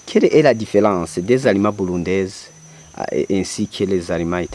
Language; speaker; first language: French; non-native, local second language; Rundi